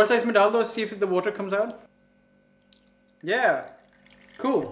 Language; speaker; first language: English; non-native, local second language; Urdu